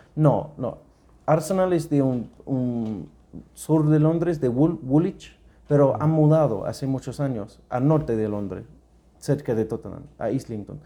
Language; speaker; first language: Spanish; non-native, learner; English